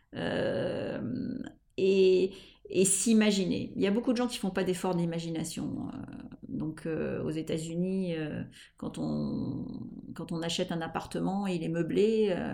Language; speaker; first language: French; native; French